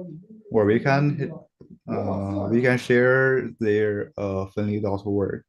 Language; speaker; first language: English; non-native, learner; Chinese